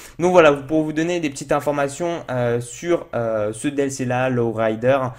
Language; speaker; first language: French; native; French